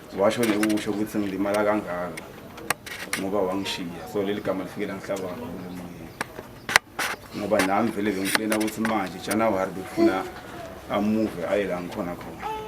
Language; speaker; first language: Zulu; non-native, local second language; Swati